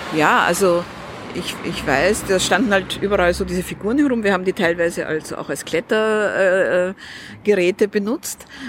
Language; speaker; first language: German; early bilingual, other home language; Russian